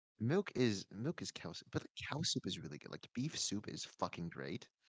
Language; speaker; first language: English; native; English